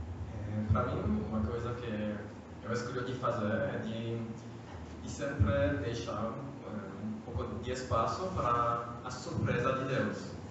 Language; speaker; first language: Portuguese; non-native, fluent; French